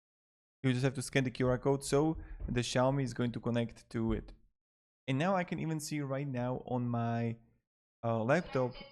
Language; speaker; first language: English; non-native, fluent; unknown